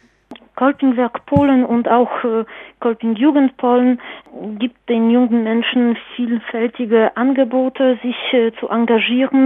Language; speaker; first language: German; non-native, fluent; Polish